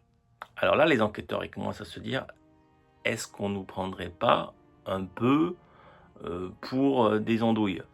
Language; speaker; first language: French; native; French